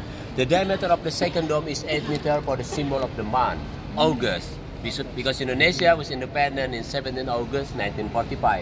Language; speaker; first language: English; non-native, fluent; Indonesian